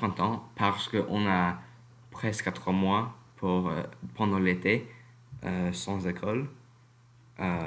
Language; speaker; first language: French; non-native, learner; English